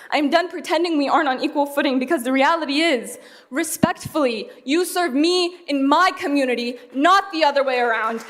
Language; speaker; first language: English; early bilingual, other home language; Arabic